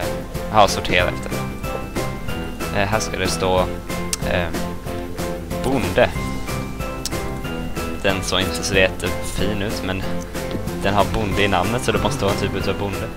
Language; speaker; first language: Swedish; native; Swedish